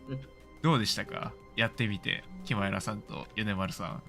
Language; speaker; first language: Japanese; native; Japanese